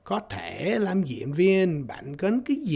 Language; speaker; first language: Vietnamese; non-native, learner; English